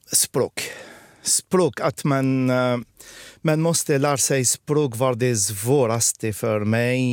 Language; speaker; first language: Swedish; non-native, fluent; Arabic